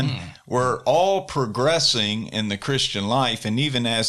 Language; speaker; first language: English; native; English